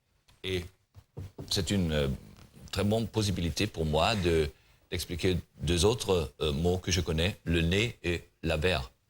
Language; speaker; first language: French; non-native, learner; German